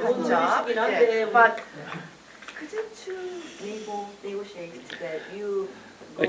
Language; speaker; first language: English; non-native, learner; Korean